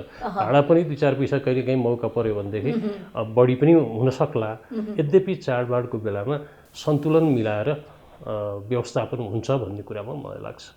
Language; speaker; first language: Nepali; native; Nepali